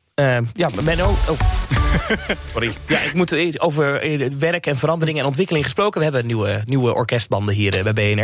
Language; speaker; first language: Dutch; native; Dutch